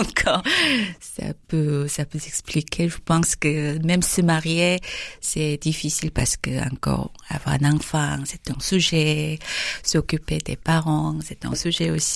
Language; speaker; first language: French; non-native, fluent; Korean